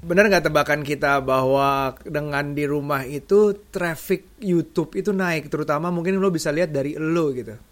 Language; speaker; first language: Indonesian; native; Indonesian